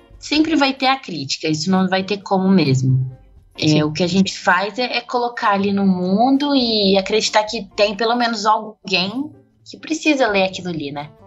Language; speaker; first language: Portuguese; native; Portuguese